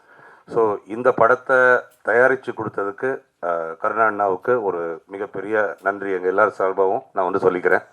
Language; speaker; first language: Tamil; native; Tamil